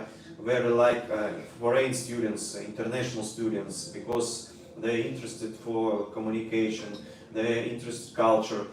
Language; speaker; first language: English; non-native, learner; Russian